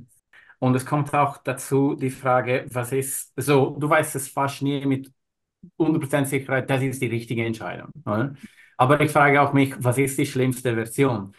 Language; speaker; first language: German; non-native, learner; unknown